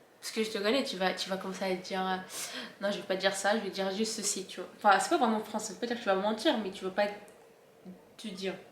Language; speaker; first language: French; early bilingual, other home language; Arabic